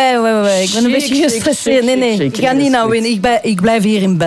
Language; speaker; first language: Dutch; non-native, local second language; French